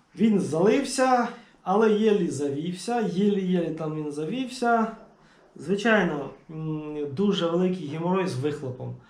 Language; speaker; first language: Ukrainian; native; Ukrainian